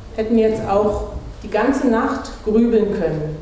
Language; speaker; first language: German; native; German